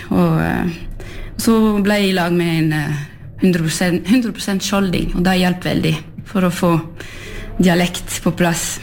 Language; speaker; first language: Norwegian; early bilingual, heritage; Norwegian